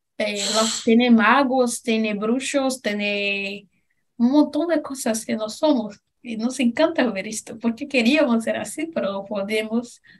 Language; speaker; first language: Spanish; non-native, learner; Portuguese